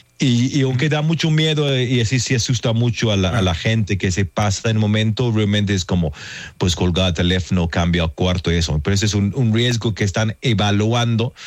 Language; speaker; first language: Spanish; non-native, fluent; English